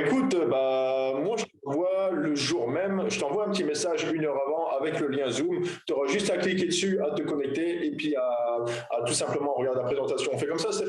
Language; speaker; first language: French; native; French